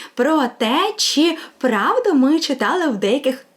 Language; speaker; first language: Ukrainian; non-native, local second language; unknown